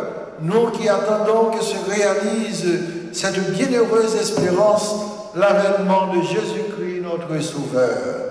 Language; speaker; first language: French; non-native, local second language; Haitian Creole